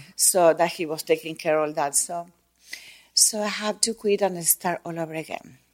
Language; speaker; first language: English; non-native, learner; Spanish